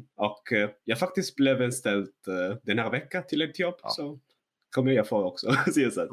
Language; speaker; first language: Swedish; non-native, learner; Italian